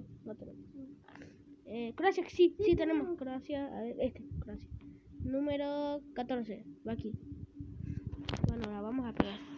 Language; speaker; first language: Spanish; native; Spanish